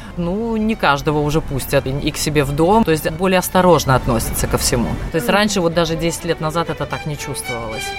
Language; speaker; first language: Russian; native; Russian